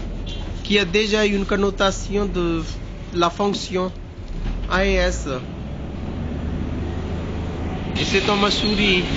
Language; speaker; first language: French; non-native, learner; Hindi